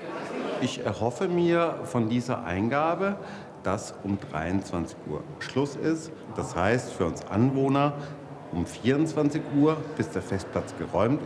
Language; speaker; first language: German; native; German